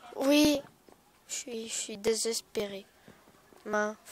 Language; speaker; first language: French; native; French